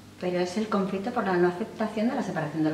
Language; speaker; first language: Spanish; native; Spanish